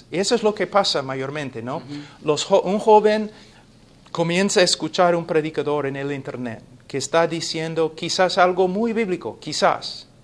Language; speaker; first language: Spanish; non-native, fluent; English